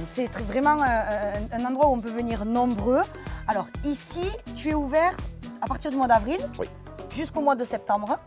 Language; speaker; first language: French; native; French